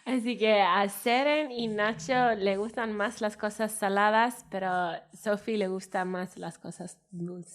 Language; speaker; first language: Spanish; non-native, fluent; Welsh